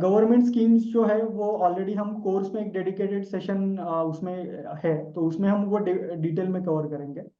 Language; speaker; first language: Hindi; non-native, local second language; Marathi